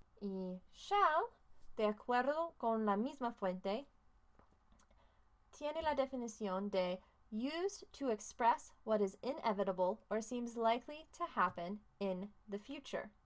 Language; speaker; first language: Spanish; non-native, learner; English